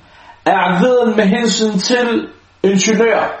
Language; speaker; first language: Danish; non-native, local second language; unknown